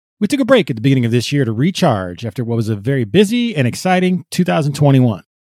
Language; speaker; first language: English; native; English